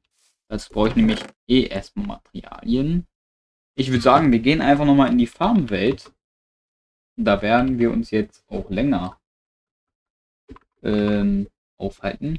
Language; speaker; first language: German; native; German